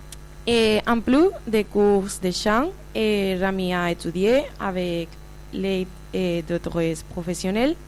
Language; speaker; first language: French; non-native, learner; Spanish